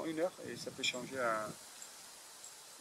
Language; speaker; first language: French; non-native, fluent; Dutch